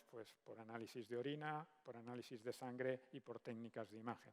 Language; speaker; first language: Spanish; native; Spanish